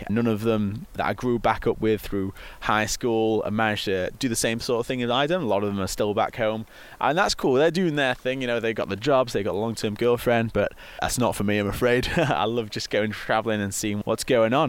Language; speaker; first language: English; native; English